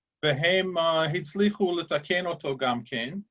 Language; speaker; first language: Hebrew; non-native, fluent; English